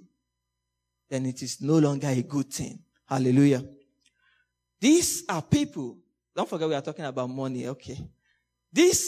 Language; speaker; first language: English; non-native, local second language; Yoruba